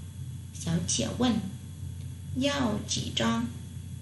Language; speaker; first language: Chinese; non-native, learner; Vietnamese